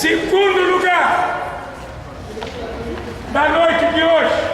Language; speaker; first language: Portuguese; native; Portuguese